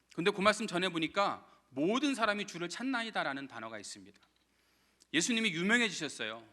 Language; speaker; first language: Korean; native; Korean